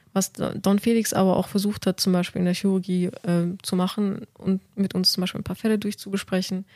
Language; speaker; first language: German; native; German